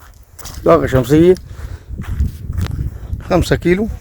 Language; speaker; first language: Arabic; native; Arabic